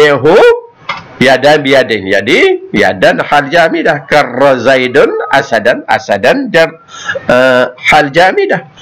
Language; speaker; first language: Arabic; non-native, fluent; Malay